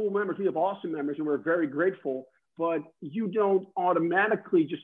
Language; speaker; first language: English; non-native, fluent; Dutch